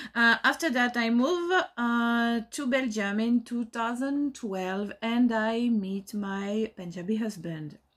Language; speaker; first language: English; non-native, learner; French